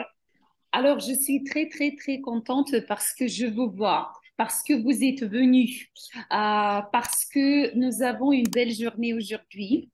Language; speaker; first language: French; non-native, fluent; Ukrainian